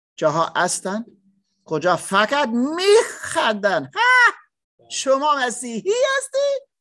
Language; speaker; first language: Persian; non-native, learner; English